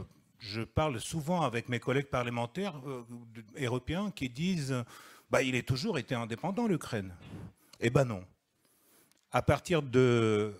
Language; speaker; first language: French; non-native, fluent; Russian